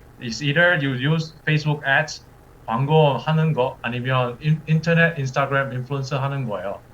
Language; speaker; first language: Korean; early bilingual, heritage; English